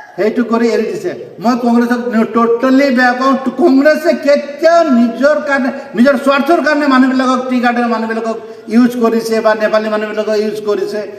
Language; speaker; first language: Assamese; non-native, local second language; Nepali